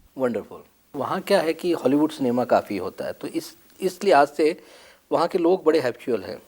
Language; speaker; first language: Hindi; native; Hindi